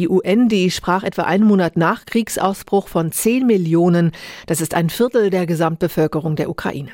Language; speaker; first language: German; native; German